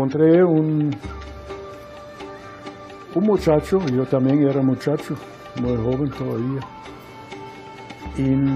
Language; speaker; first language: Spanish; non-native, fluent; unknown